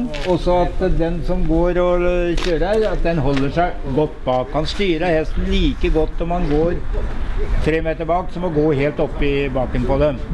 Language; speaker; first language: Norwegian; native; Norwegian